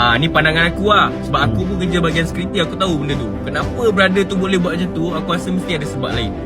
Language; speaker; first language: Malay; native; Malay